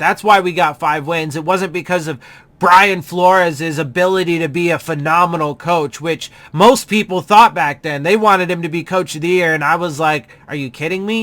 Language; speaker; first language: English; native; English